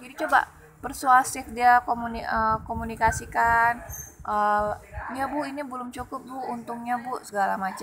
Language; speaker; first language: Indonesian; native; Indonesian